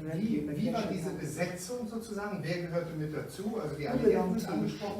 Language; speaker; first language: German; native; German